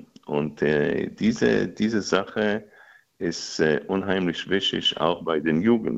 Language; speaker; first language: German; non-native, fluent; Hebrew